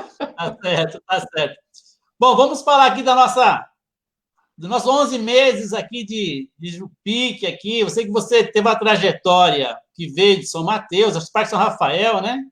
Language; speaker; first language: Portuguese; native; Portuguese